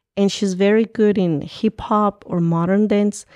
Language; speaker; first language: English; early bilingual, other home language; Spanish